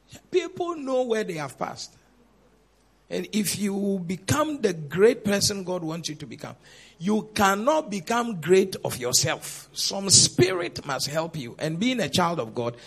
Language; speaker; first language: English; non-native, local second language; Akan